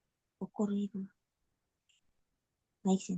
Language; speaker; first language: Japanese; non-native, learner; Indonesian